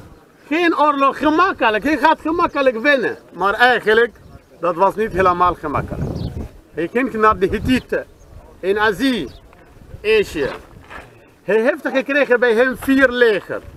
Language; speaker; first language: Dutch; non-native, learner; Arabic